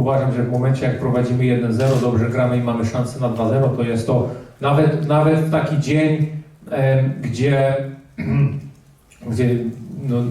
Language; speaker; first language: Polish; early bilingual, heritage; Polish